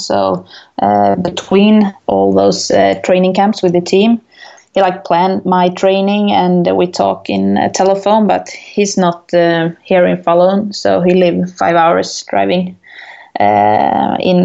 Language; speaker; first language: English; non-native, fluent; Swedish